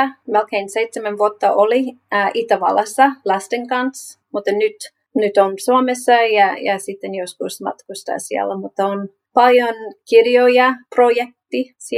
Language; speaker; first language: Finnish; non-native, learner; English